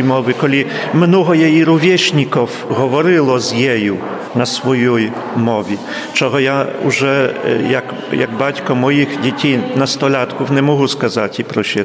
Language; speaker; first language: Polish; non-native, local second language; Ukrainian